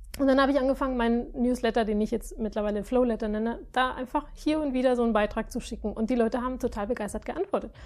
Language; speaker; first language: German; non-native, fluent; Spanish